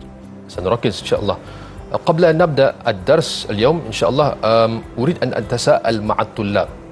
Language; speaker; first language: Arabic; non-native, fluent; Malay